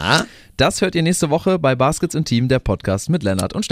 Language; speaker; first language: German; native; German